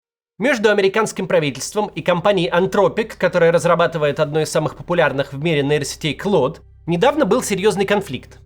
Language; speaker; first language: Russian; native; Russian